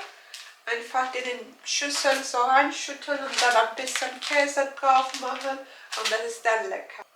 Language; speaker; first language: German; non-native, learner; Turkish